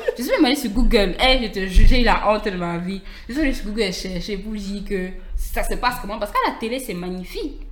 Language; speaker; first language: French; native; French